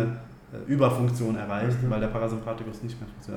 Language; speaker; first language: German; native; German